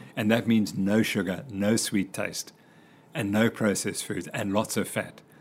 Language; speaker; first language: English; native; English